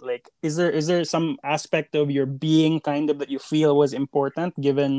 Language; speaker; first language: English; non-native, local second language; Cebuano